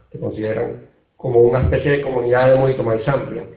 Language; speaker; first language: Galician; non-native, local second language; Spanish